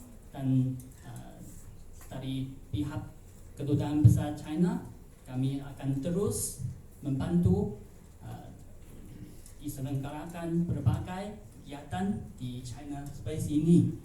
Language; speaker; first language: Indonesian; non-native, fluent; Chinese